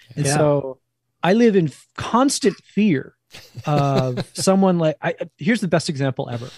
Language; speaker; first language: English; native; English